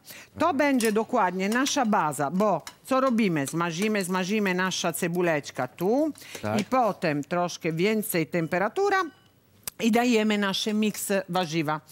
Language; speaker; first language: Polish; non-native, learner; Italian